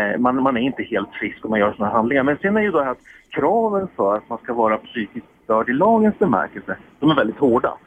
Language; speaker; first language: Swedish; native; Swedish